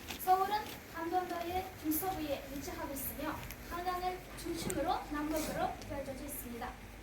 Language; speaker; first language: Korean; non-native, learner; Uzbek